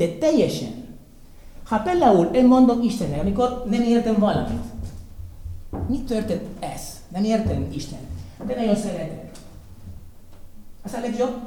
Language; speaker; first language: Hungarian; non-native, learner; Spanish